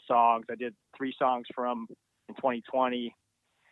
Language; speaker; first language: English; native; English